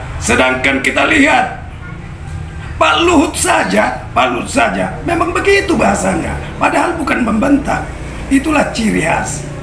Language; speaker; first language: Indonesian; non-native, local second language; Batak Toba